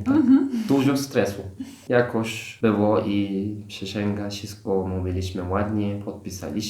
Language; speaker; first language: Polish; non-native, fluent; Turkish